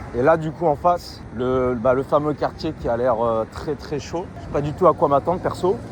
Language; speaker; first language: French; native; French